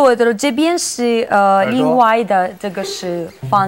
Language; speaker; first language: Chinese; non-native, learner; Russian